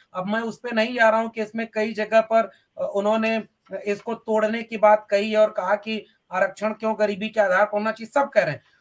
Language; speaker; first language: Hindi; non-native, local second language; Bhojpuri